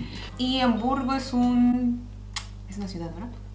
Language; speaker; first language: Spanish; native; Spanish